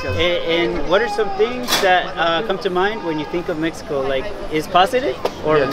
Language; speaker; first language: English; non-native, fluent; Spanish